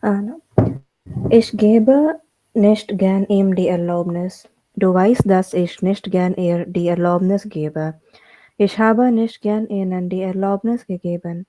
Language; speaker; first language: German; non-native, learner; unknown